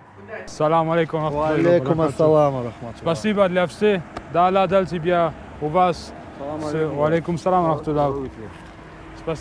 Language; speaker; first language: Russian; non-native, learner; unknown